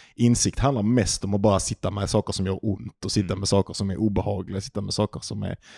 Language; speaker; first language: Swedish; native; Swedish